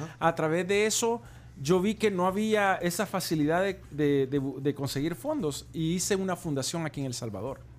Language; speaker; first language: Spanish; native; Spanish